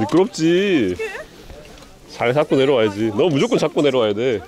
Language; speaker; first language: Korean; native; Korean